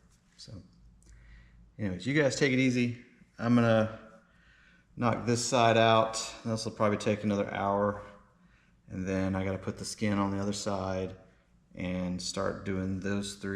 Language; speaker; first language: English; native; English